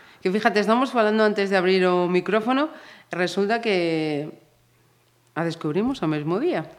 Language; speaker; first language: Galician; non-native, local second language; Spanish